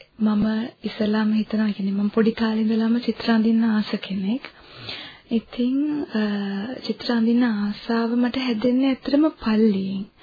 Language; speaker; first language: Sinhala; non-native, local second language; Tamil